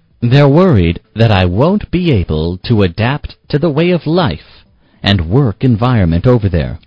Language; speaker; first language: English; native; English